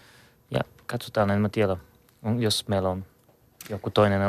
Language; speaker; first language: Finnish; non-native, learner; Bulgarian